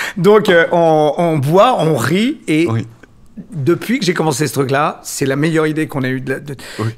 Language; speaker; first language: French; native; French